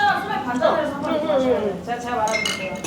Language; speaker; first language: Korean; native; Korean